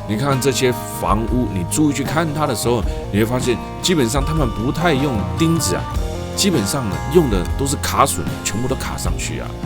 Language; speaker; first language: Chinese; native; Chinese